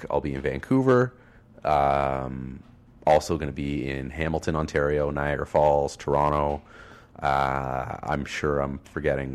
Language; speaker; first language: English; native; English